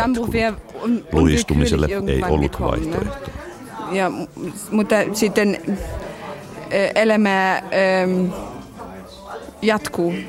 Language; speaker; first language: Finnish; non-native, fluent; German